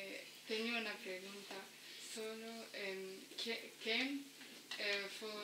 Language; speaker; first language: Portuguese; non-native, learner; French